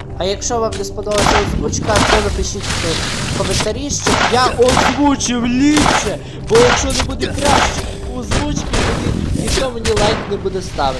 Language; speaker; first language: Ukrainian; non-native, local second language; Russian